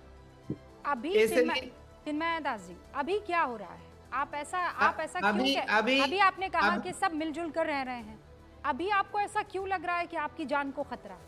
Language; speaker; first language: Hindi; native; Hindi